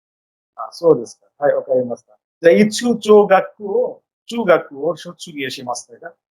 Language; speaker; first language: Japanese; non-native, fluent; Bangla